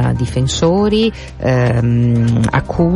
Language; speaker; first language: Italian; native; Italian